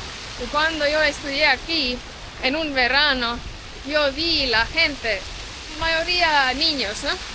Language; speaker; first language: Spanish; non-native, fluent; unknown